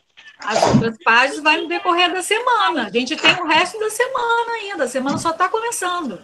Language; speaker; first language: Portuguese; native; Portuguese